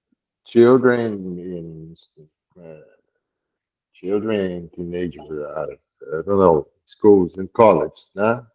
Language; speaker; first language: English; non-native, learner; Portuguese